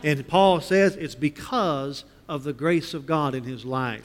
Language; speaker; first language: English; native; English